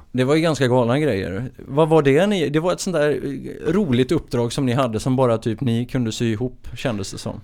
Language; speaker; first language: Swedish; native; Swedish